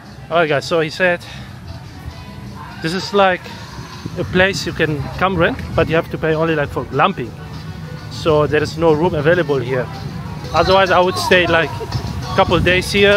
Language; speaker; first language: English; non-native, fluent; Arabic